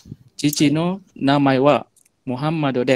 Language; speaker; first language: Japanese; non-native, learner; Malay